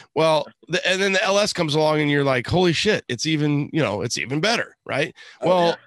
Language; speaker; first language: English; native; English